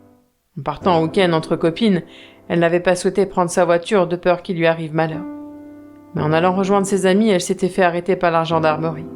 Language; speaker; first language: French; native; French